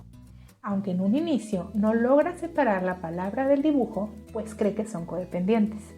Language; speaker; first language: Spanish; native; Spanish